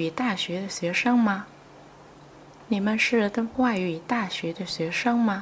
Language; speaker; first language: Chinese; non-native, fluent; Vietnamese